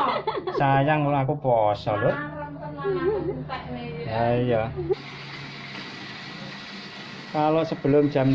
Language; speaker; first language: Indonesian; non-native, local second language; Javanese